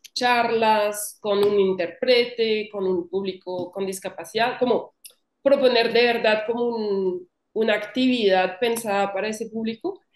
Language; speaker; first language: Spanish; non-native, fluent; French